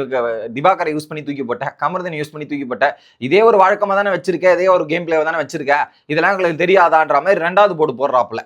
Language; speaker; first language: Tamil; native; Tamil